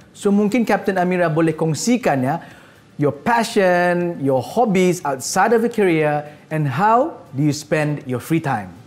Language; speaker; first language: English; non-native, local second language; Malay